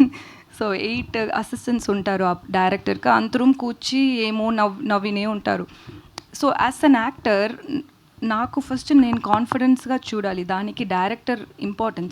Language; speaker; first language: Telugu; non-native, learner; Tamil